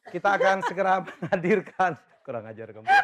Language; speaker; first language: Indonesian; native; Indonesian